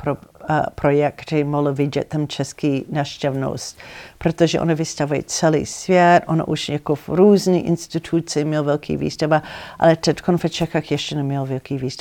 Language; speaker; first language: Czech; non-native, learner; English